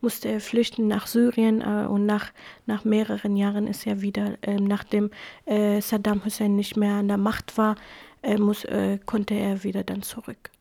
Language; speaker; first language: German; non-native, fluent; Kurdish